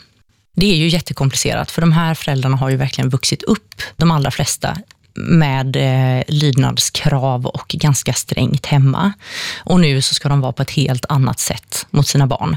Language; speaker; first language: Swedish; native; Swedish